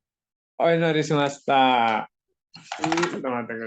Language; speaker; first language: Japanese; non-native, learner; Indonesian